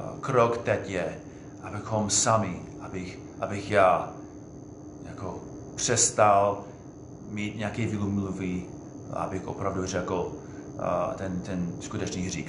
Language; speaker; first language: Czech; non-native, fluent; English